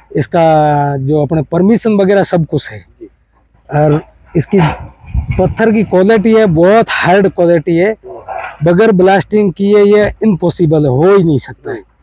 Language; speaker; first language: Hindi; native; Hindi